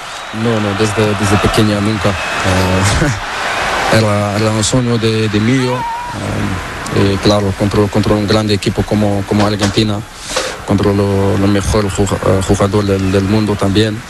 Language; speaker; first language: Spanish; non-native, learner; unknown